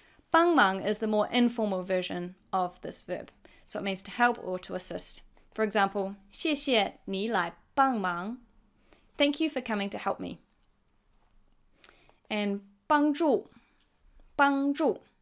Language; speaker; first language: English; native; English